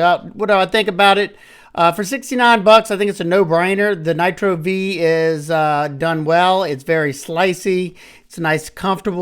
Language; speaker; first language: English; native; English